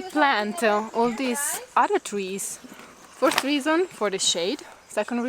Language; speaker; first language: English; non-native, fluent; Italian